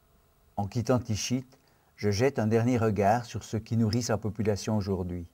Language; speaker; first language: French; native; French